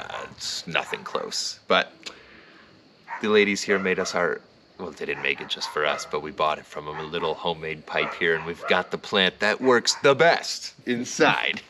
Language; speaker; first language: English; native; English